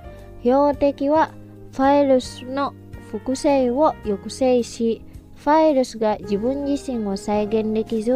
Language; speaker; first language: Japanese; non-native, fluent; Indonesian